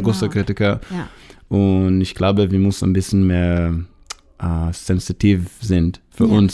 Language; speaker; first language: German; non-native, learner; Hebrew